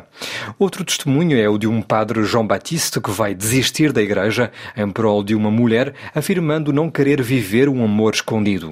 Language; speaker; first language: Portuguese; native; Portuguese